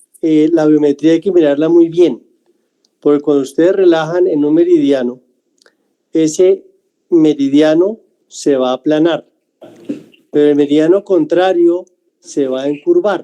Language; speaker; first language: Spanish; native; Spanish